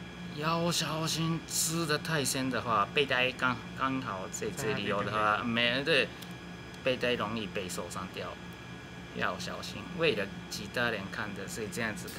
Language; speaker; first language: Chinese; non-native, learner; Japanese